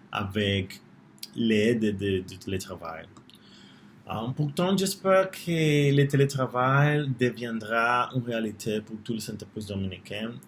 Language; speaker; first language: French; non-native, learner; Spanish